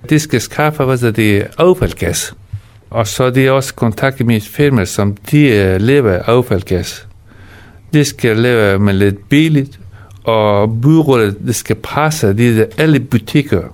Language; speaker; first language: Danish; non-native, fluent; Persian